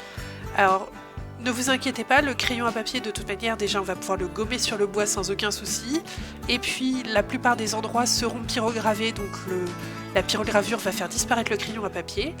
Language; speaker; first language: French; native; French